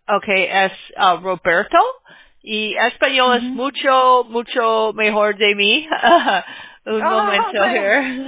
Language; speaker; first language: Spanish; non-native, learner; English